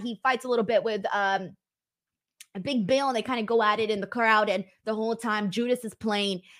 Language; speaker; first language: English; native; English